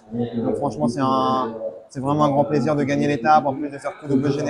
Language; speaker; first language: French; native; French